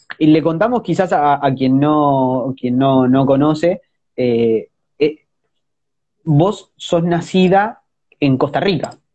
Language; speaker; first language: Spanish; native; Spanish